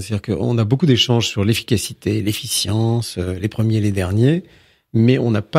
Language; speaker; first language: French; native; French